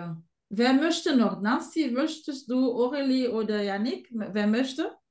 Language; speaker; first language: German; non-native, fluent; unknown